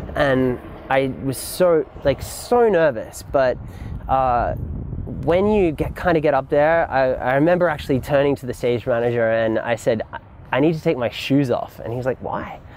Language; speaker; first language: English; native; English